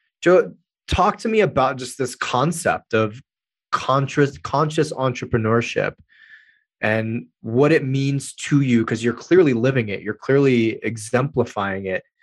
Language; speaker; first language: English; native; English